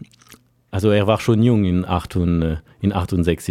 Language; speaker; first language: German; non-native, fluent; French